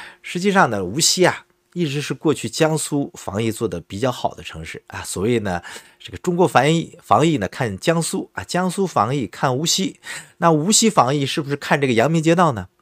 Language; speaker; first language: Chinese; native; Chinese